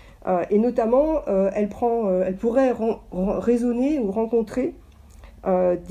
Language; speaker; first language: French; native; French